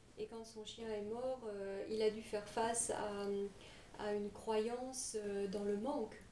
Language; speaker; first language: French; native; French